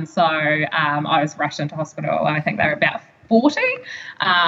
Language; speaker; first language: English; native; English